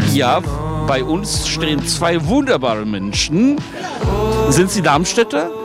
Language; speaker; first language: German; non-native, fluent; Polish